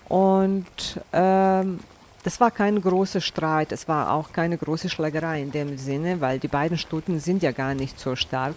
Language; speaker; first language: German; non-native, fluent; Bosnian